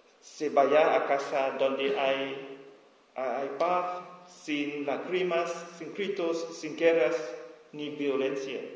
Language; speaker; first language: Spanish; non-native, learner; S'gaw Karen